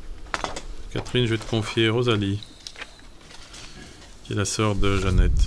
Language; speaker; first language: French; native; French